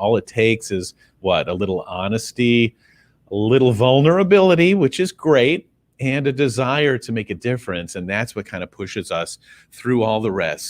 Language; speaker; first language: English; native; English